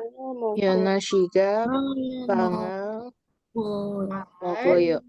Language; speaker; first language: Korean; non-native, learner; Indonesian